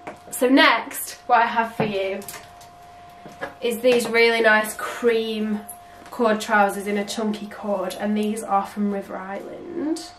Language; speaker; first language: English; native; English